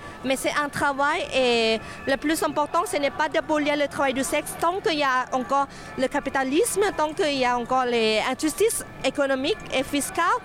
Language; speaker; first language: French; non-native, fluent; Thai